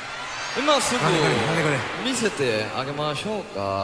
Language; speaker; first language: Japanese; non-native, learner; Korean